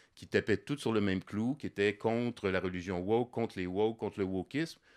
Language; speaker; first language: French; native; French